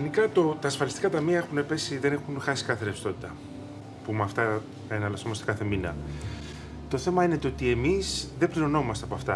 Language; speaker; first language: Greek; native; Greek